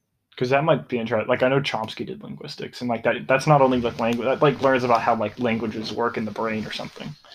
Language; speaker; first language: English; native; English